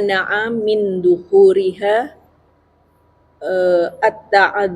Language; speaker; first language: Arabic; non-native, learner; Indonesian